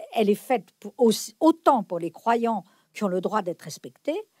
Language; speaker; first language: French; native; French